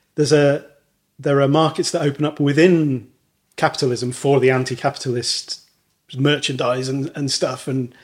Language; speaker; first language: English; native; English